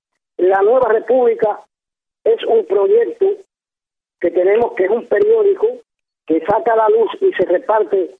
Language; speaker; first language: Spanish; native; Spanish